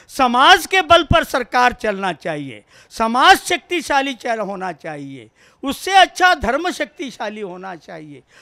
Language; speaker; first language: Hindi; non-native, local second language; Kannada